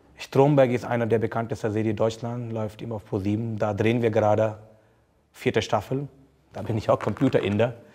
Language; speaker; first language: German; non-native, fluent; Hindi